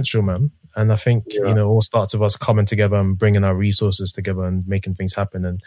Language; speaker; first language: English; native; English